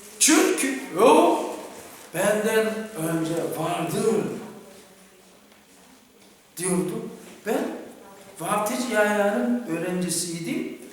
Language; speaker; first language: Turkish; non-native, fluent; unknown